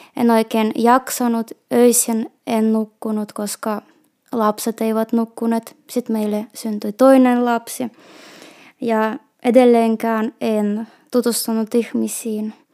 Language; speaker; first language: Finnish; non-native, fluent; Russian